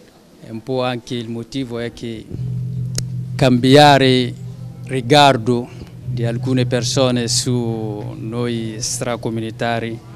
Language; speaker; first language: Italian; non-native, learner; French